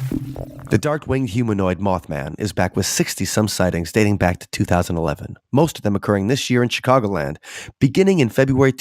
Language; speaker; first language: English; native; English